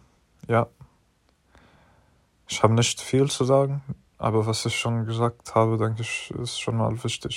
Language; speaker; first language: German; non-native, fluent; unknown